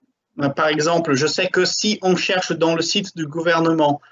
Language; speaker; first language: French; non-native, fluent; Portuguese